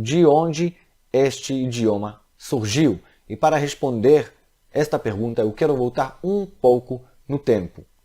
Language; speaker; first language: Portuguese; non-native, fluent; Hebrew